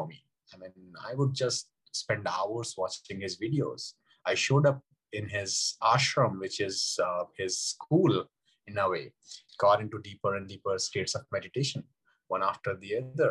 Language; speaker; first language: English; non-native, local second language; Hindi